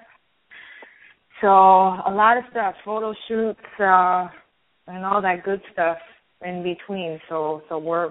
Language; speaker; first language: English; native; English